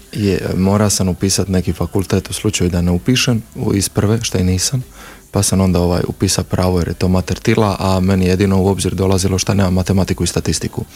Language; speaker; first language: Croatian; native; Croatian